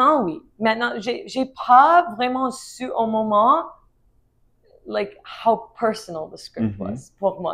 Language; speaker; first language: French; non-native, learner; English